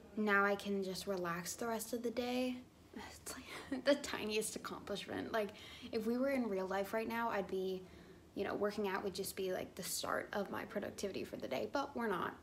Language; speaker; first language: English; native; English